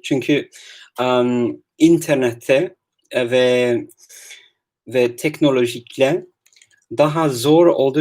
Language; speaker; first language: Turkish; non-native, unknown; English